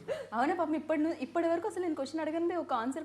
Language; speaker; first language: Telugu; native; Telugu